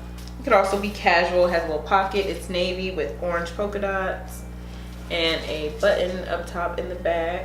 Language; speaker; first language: English; native; English